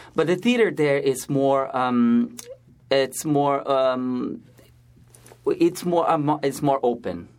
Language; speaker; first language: English; non-native, fluent; Portuguese